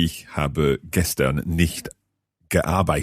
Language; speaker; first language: German; non-native, learner; English